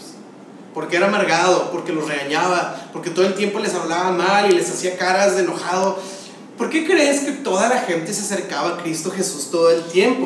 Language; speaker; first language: Spanish; native; Spanish